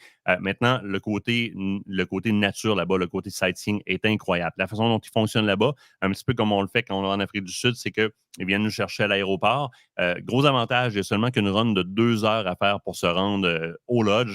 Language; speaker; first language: French; native; French